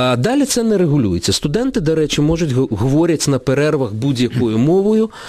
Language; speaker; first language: Ukrainian; non-native, local second language; Russian